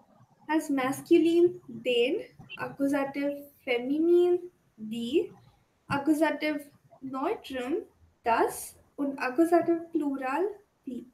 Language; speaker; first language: German; non-native, fluent; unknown